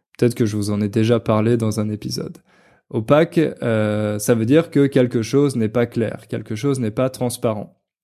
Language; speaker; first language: French; native; French